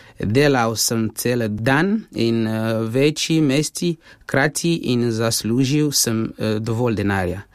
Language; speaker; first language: Slovenian; non-native, fluent; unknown